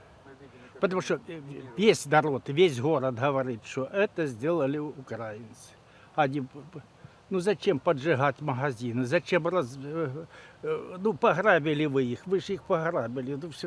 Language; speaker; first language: Russian; native; Russian